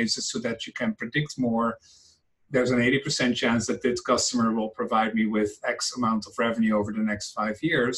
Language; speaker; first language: English; non-native, fluent; Dutch